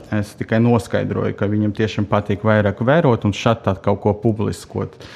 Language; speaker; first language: Latvian; non-native, local second language; Russian